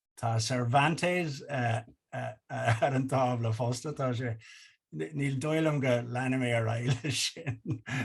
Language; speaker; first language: Irish; non-native, local second language; English